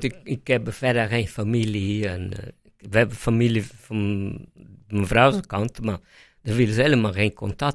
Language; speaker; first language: Dutch; non-native, fluent; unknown